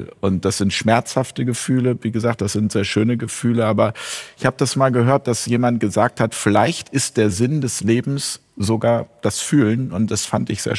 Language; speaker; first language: German; native; German